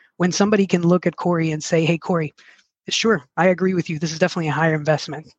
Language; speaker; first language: English; early bilingual, other home language; Spanish